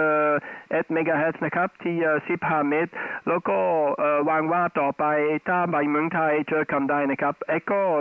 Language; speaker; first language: Thai; non-native, fluent; Dutch